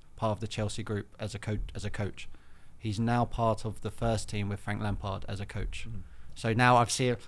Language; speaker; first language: English; native; English